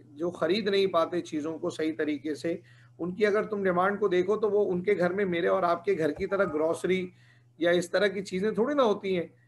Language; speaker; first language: Hindi; native; Hindi